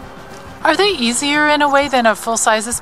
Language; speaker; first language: English; native; English